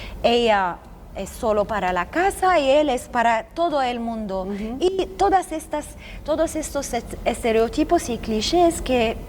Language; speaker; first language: Spanish; non-native, fluent; Arabic